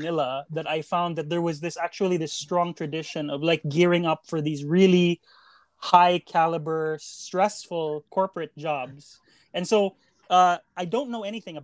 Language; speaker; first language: English; non-native, local second language; Cebuano